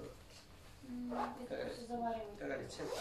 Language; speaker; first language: Russian; native; Russian